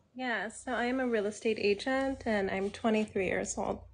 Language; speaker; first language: English; native; English